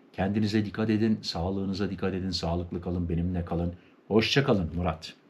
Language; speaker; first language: Turkish; native; Turkish